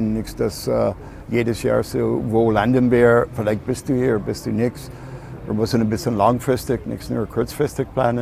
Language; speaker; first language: German; non-native, learner; English